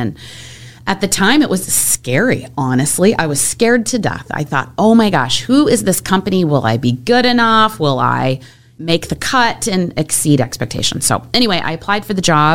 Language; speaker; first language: English; native; English